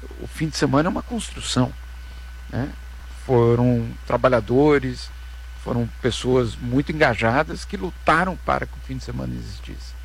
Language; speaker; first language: Portuguese; native; Portuguese